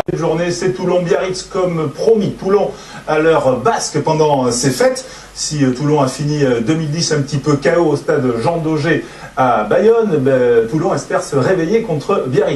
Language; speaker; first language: French; native; French